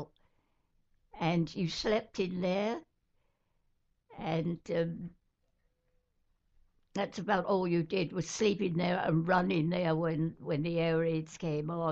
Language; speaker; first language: English; native; English